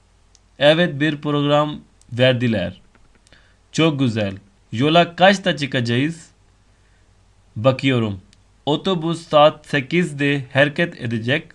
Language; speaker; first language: Turkish; non-native, fluent; Urdu